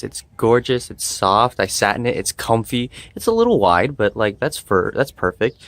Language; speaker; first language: English; native; English